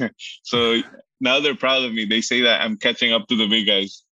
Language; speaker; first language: English; early bilingual, other home language; Spanish